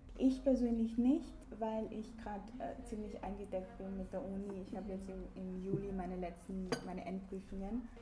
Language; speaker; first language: German; early bilingual, other home language; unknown